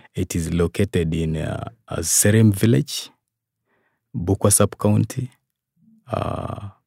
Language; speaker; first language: English; non-native, local second language; Kalenjin